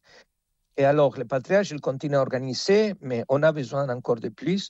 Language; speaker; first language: French; non-native, fluent; Spanish